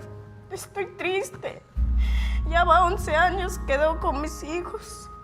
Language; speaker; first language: Spanish; non-native, local second language; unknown